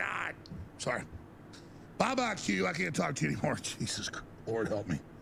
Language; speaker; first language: English; native; English